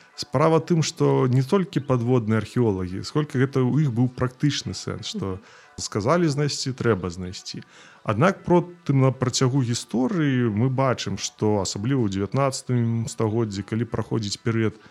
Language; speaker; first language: Belarusian; non-native, local second language; Russian